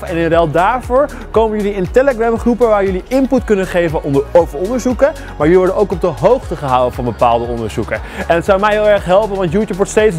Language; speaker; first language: Dutch; native; Dutch